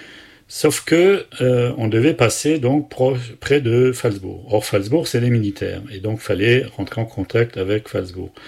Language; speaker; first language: French; native; French